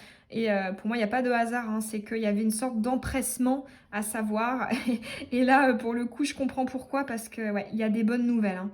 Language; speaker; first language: French; native; French